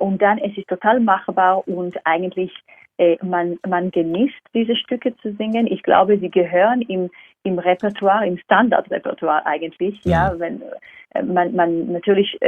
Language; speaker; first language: German; non-native, fluent; Hebrew